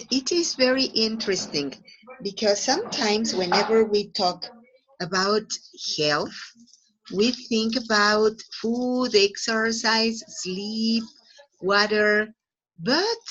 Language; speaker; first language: English; non-native, fluent; Spanish